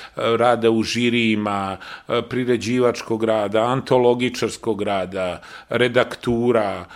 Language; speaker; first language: Serbian; native; Serbian